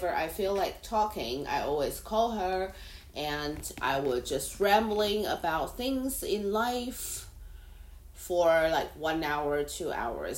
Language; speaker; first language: English; non-native, fluent; Chinese